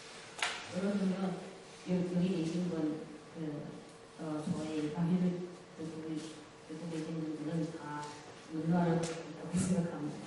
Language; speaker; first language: Korean; non-native, fluent; Chinese